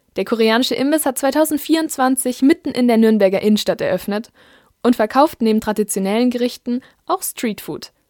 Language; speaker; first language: German; native; German